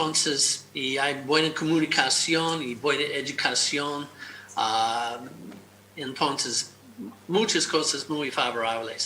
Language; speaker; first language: Spanish; non-native, fluent; English